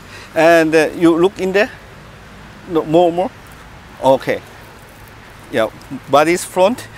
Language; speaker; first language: English; non-native, learner; Korean